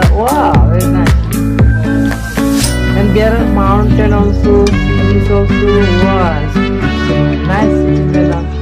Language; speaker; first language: English; non-native, learner; Bangla